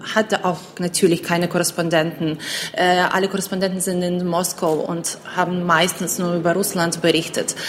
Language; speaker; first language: German; non-native, fluent; Ukrainian